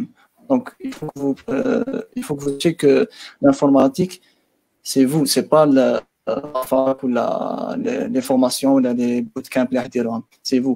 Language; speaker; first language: French; non-native, local second language; Arabic